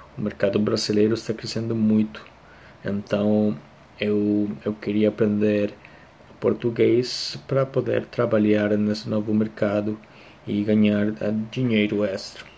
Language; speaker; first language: Portuguese; non-native, learner; Spanish